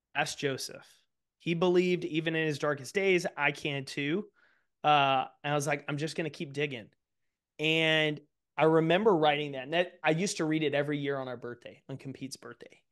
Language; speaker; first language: English; native; English